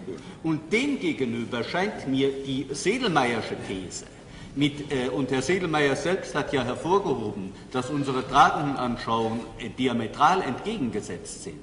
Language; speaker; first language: German; native; German